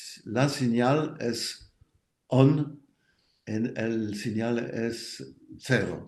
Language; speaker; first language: Spanish; non-native, fluent; French